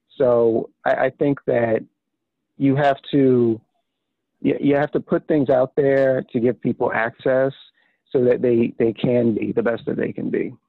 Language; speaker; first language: English; native; English